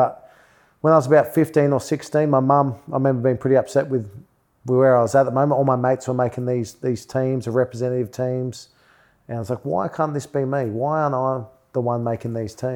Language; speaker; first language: English; native; English